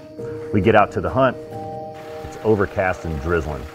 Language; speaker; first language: English; native; English